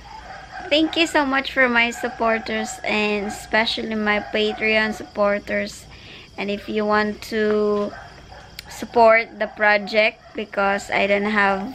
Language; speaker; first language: English; non-native, local second language; Cebuano